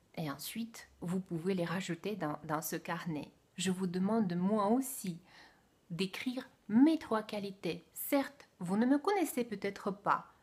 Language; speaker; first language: French; non-native, fluent; Russian